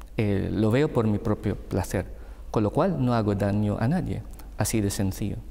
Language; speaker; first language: Spanish; non-native, fluent; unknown